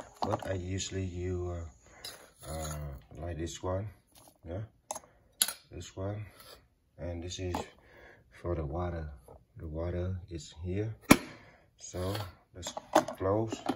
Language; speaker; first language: English; non-native, learner; Vietnamese